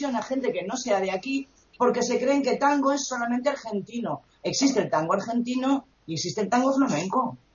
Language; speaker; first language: Spanish; native; Spanish